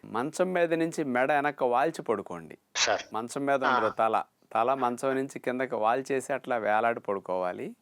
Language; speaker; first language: Telugu; native; Telugu